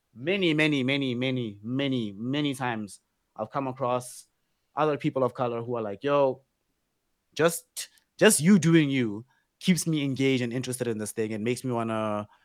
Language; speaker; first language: English; non-native, local second language; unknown